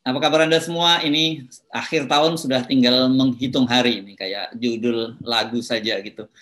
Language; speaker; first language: Indonesian; native; Indonesian